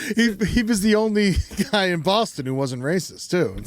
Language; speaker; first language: English; native; English